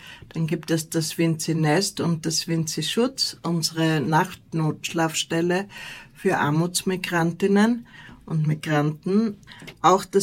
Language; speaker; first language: German; native; German